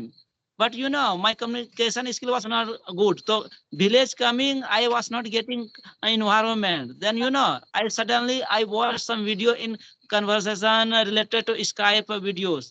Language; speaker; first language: English; non-native, learner; Hindi